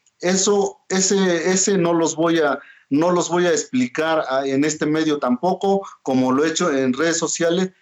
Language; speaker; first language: Spanish; non-native, local second language; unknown